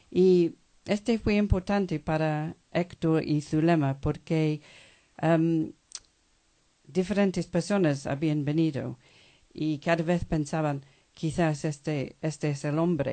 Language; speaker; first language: Spanish; non-native, fluent; English